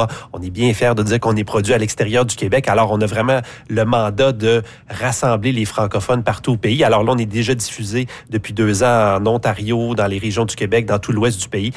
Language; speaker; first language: French; native; French